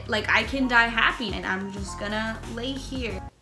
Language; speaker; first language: English; early bilingual, other home language; Spanish